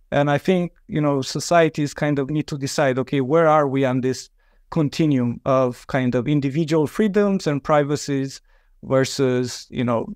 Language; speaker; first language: English; non-native, fluent; Romanian